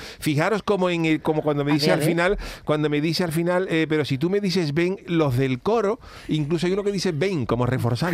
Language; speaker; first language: Spanish; native; Spanish